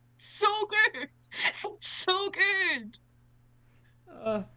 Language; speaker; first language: English; native; English